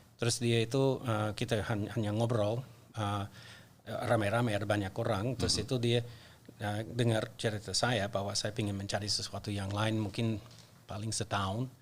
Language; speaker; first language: Indonesian; non-native, fluent; English